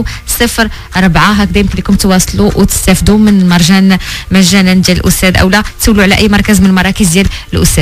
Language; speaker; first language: Arabic; native; Arabic